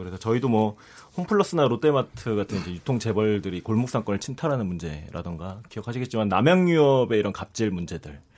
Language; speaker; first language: Korean; native; Korean